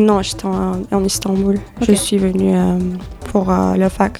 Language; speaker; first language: French; non-native, fluent; Turkish